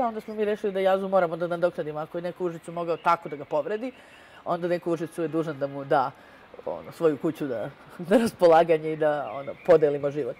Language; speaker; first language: Serbian; native; Serbian